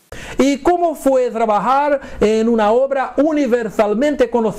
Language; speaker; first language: Spanish; non-native, fluent; Portuguese